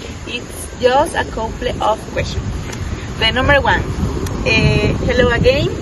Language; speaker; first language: English; non-native, fluent; Spanish